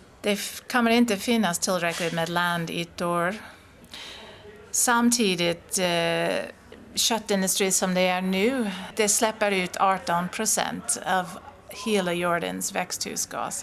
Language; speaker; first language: Swedish; non-native, fluent; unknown